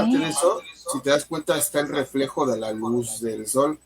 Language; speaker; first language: Spanish; native; Spanish